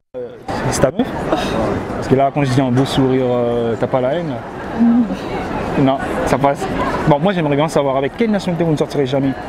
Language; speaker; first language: French; native; French